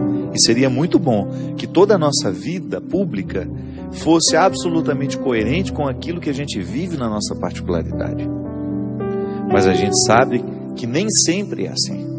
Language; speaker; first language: Portuguese; native; Portuguese